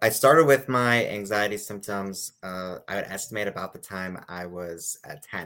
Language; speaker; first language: English; native; English